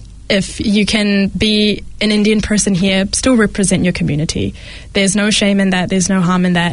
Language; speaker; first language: English; early bilingual, other home language; Malayalam